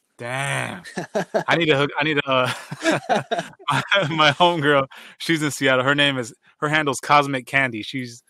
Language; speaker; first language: English; early bilingual, other home language; Filipino